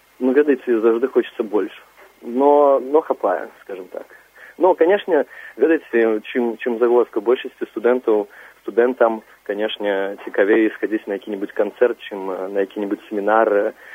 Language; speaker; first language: Belarusian; non-native, local second language; Russian